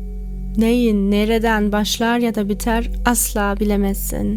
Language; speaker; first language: Turkish; non-native, learner; German